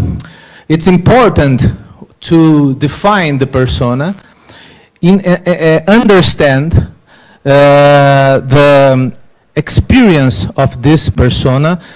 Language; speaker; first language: English; non-native, learner; Portuguese